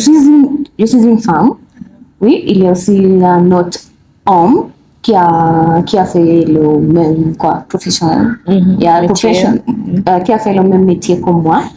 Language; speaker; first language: French; non-native, learner; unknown